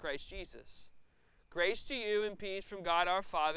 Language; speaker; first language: English; native; English